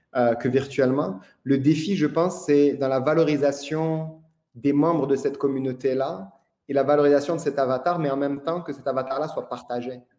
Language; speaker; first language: French; non-native, local second language; Arabic